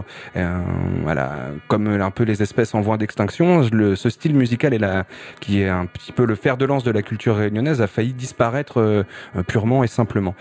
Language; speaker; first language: French; native; French